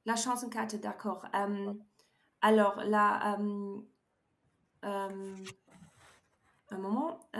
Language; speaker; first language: French; non-native, learner; German